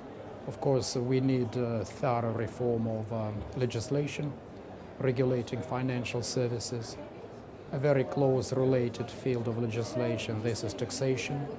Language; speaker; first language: English; non-native, fluent; Russian